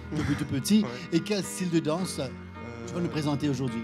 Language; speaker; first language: French; non-native, local second language; Morisyen